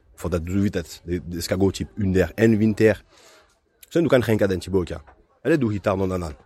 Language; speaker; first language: Swedish; non-native, fluent; French